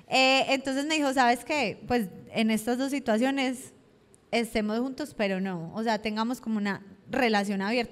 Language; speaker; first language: Spanish; native; Spanish